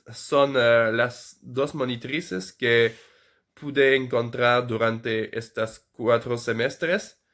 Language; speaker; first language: Spanish; non-native, fluent; French